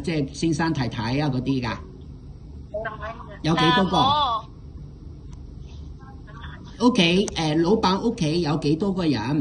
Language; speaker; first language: Cantonese; native; Cantonese